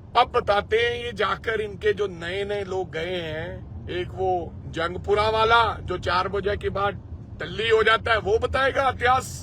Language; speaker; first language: Hindi; non-native, local second language; Punjabi